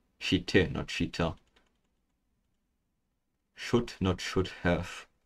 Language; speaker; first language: English; non-native, fluent; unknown